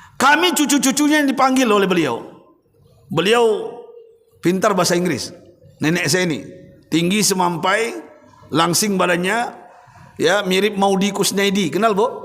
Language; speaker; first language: Indonesian; native; Indonesian